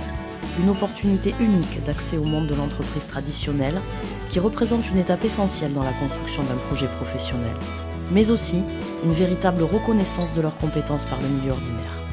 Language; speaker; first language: French; native; French